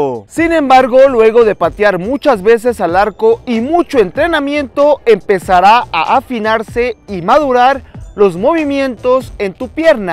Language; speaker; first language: Spanish; native; Spanish